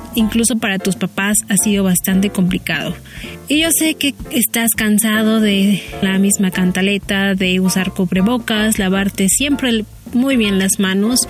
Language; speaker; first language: Spanish; native; Spanish